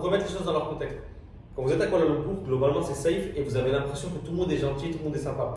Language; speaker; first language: French; early bilingual, other home language; Arabic